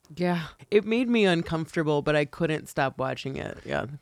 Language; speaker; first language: English; early bilingual, other home language; Italian